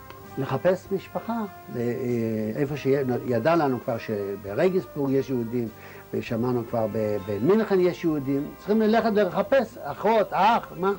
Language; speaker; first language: Hebrew; non-native, fluent; Yiddish